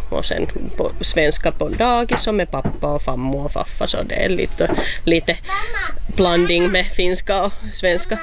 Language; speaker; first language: Swedish; non-native, local second language; Finnish